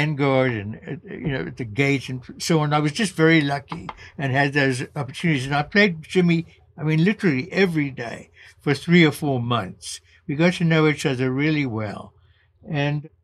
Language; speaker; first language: English; native; English